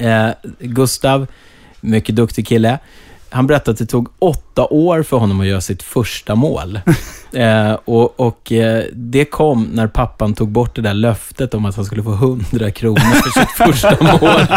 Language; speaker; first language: Swedish; native; Swedish